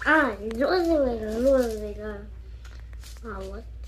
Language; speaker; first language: Russian; early bilingual, heritage; Russian